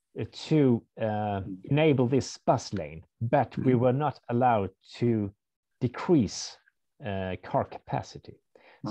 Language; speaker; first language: English; non-native, fluent; Swedish